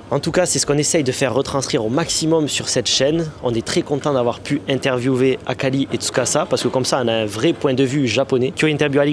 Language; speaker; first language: French; native; French